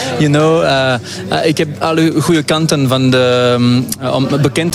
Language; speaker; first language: Dutch; non-native, local second language; French